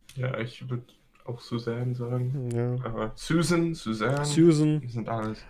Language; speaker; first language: German; non-native, fluent; English